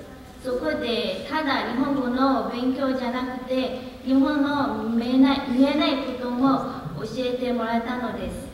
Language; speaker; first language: Japanese; non-native, learner; Chinese